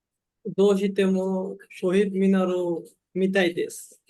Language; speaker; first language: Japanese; non-native, learner; Bangla